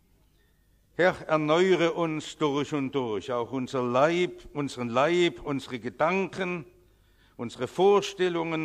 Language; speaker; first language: German; native; German